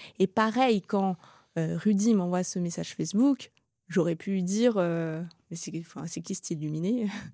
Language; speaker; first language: French; early bilingual, other home language; Tamil